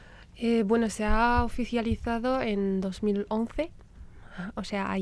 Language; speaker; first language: Spanish; non-native, fluent; Riffian